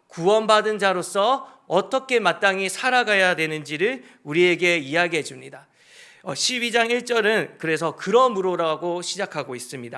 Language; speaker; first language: Korean; native; Korean